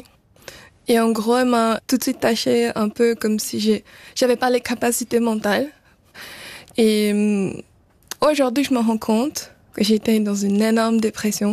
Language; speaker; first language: French; early bilingual, other home language; Portuguese